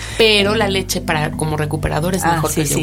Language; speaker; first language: Spanish; native; Spanish